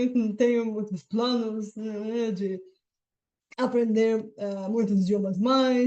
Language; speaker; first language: Portuguese; non-native, fluent; Bulgarian